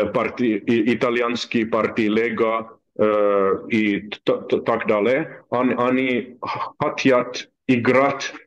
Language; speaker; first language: Russian; non-native, learner; Finnish